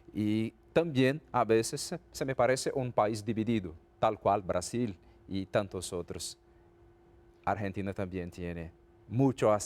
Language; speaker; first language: Spanish; non-native, fluent; Portuguese